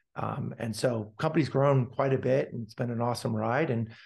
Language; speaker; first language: English; native; English